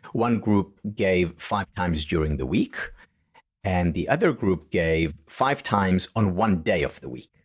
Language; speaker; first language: English; non-native, fluent; Hebrew